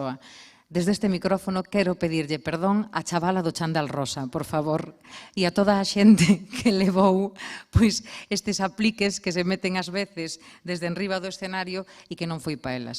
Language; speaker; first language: Galician; native; Galician